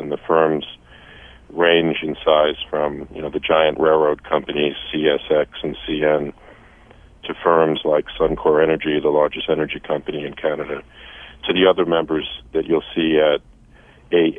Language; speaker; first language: English; native; English